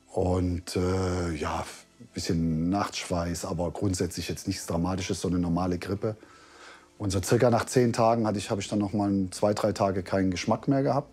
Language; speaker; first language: German; native; German